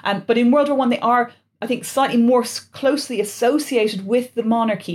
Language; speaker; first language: English; native; English